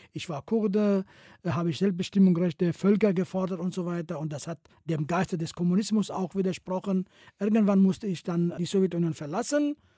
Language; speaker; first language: German; non-native, fluent; Kurdish